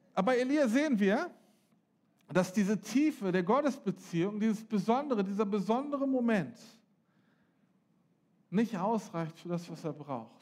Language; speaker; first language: German; native; German